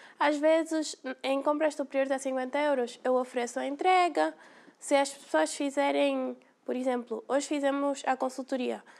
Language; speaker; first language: Portuguese; native; Portuguese